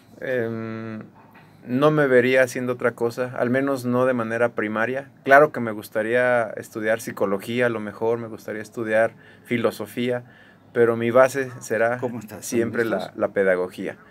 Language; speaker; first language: Spanish; native; Spanish